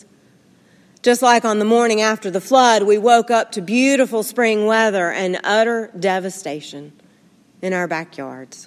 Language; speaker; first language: English; native; English